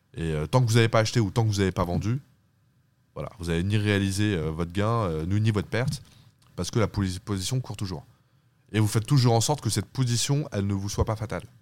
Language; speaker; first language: French; early bilingual, other home language; Turkish